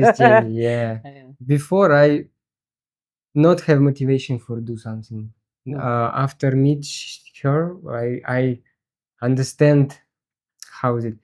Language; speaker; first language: English; non-native, learner; Russian